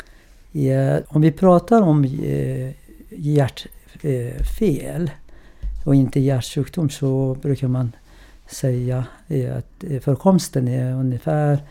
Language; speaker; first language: Swedish; non-native, fluent; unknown